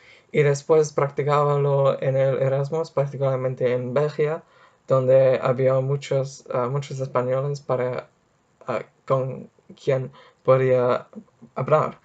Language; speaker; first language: Spanish; non-native, fluent; English